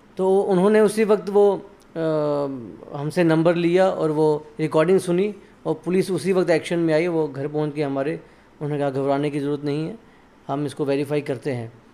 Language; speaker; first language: Hindi; native; Hindi